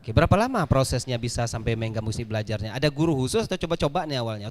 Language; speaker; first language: Malay; native; Malay